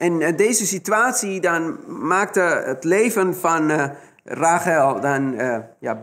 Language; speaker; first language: Dutch; non-native, fluent; Spanish